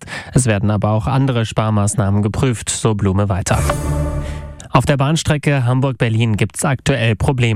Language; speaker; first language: German; native; German